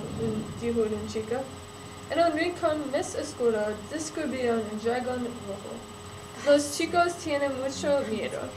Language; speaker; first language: Spanish; non-native, learner; English